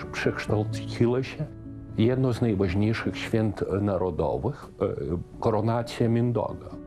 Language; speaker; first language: Polish; non-native, fluent; Lithuanian